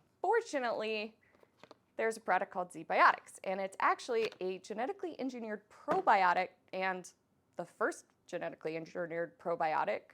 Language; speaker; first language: English; native; English